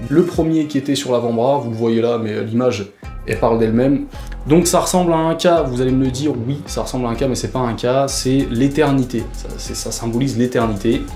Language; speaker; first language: French; early bilingual, other home language; Portuguese